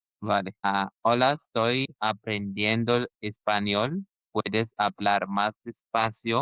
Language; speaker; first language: Spanish; non-native, learner; Arabic